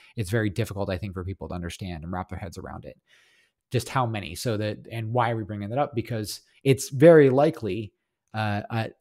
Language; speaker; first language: English; native; English